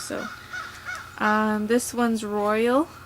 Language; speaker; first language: English; native; English